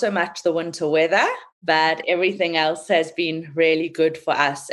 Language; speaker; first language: English; native; English